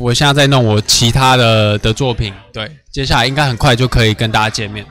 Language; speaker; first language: Chinese; early bilingual, heritage; Chinese